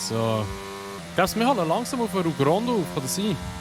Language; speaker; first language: German; native; German